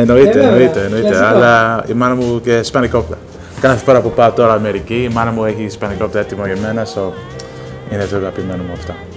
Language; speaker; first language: Greek; early bilingual, heritage; Greek